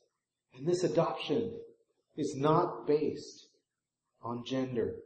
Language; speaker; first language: English; native; English